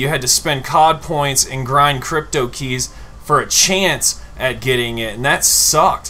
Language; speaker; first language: English; native; English